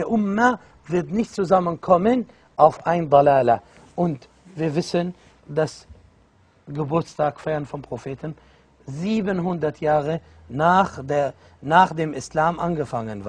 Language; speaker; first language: German; non-native, fluent; Arabic